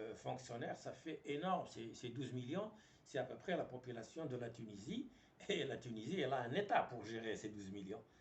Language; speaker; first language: French; non-native, local second language; Arabic